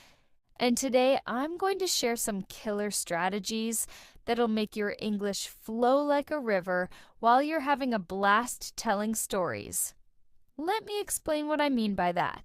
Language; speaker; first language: English; non-native, fluent; Spanish